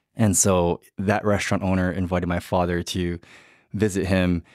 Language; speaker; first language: English; native; English